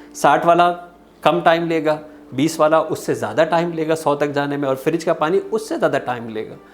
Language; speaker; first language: Urdu; native; Urdu